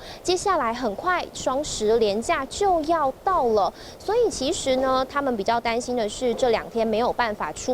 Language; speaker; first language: Chinese; native; Chinese